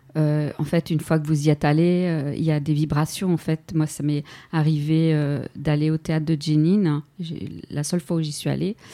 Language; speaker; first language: French; native; French